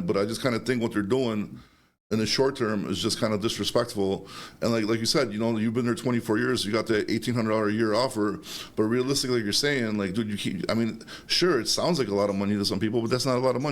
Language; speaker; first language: English; native; English